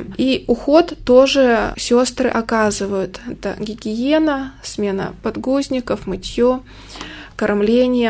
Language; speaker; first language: Russian; native; Russian